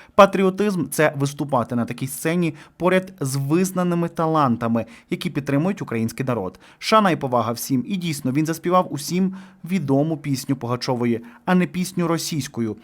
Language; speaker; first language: Ukrainian; native; Ukrainian